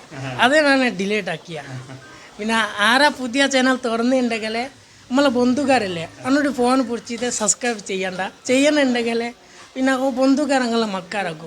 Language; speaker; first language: Malayalam; non-native, local second language; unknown